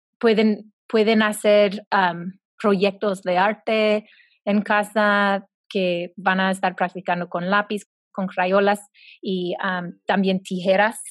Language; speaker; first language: Spanish; non-native, fluent; English